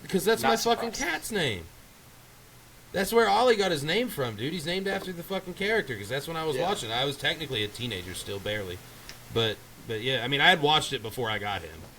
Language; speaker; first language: English; native; English